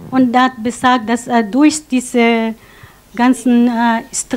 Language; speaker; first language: German; non-native, fluent; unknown